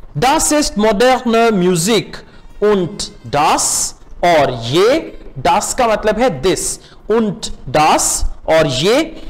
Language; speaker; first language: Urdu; native; Urdu